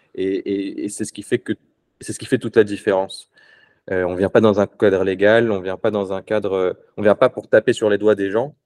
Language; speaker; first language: French; non-native, local second language; Arabic